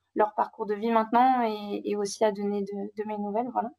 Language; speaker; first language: French; native; French